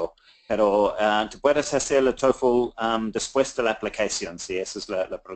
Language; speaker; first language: Spanish; non-native, fluent; English